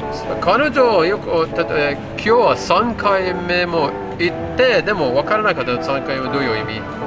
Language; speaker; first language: Japanese; non-native, learner; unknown